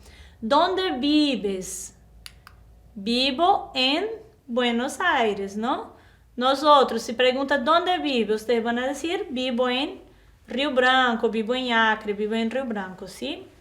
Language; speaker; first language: Spanish; non-native, fluent; Portuguese